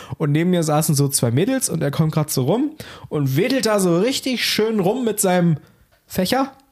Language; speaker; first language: German; native; German